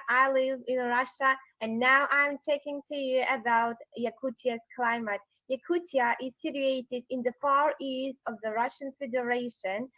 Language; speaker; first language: English; non-native, learner; Yakut